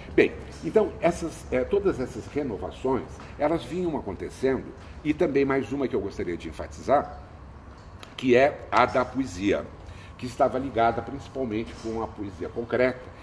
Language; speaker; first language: Portuguese; native; Portuguese